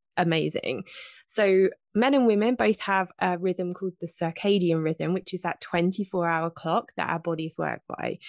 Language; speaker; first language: English; native; English